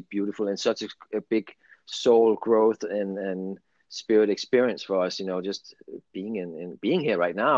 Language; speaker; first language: English; non-native, fluent; Danish